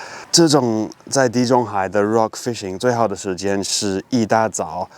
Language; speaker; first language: Chinese; non-native, fluent; English